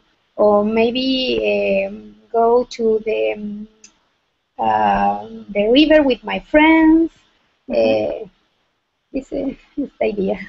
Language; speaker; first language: English; non-native, learner; Spanish